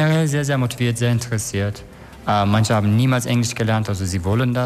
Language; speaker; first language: German; non-native, learner; Turkish